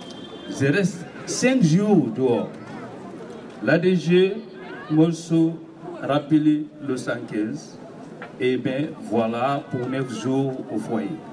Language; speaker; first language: French; non-native, learner; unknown